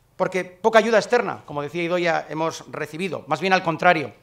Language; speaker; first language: Spanish; native; Spanish